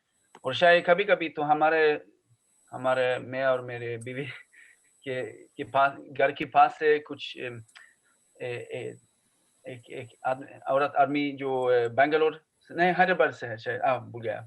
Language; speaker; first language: Hindi; non-native, learner; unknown